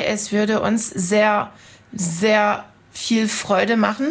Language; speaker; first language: German; non-native, fluent; French